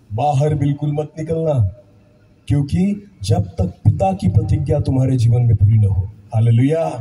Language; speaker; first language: Hindi; non-native, local second language; Marathi